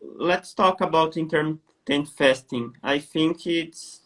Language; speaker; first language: English; non-native, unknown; Portuguese